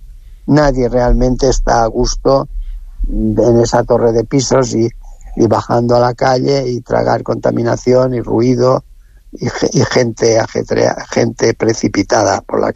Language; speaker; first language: Spanish; native; Spanish